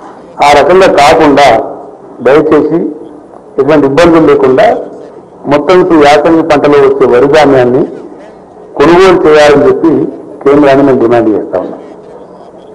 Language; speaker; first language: Telugu; native; Telugu